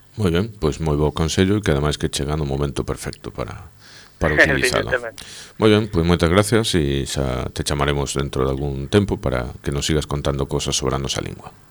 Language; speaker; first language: Galician; native; Galician